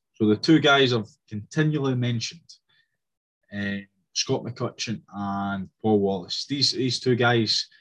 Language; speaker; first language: English; native; English